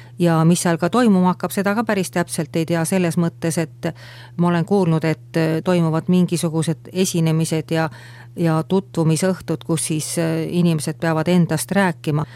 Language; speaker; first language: Estonian; native; Estonian